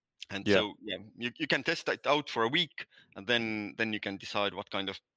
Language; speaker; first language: English; non-native, fluent; Estonian